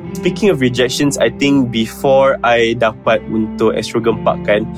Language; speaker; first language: Malay; native; Malay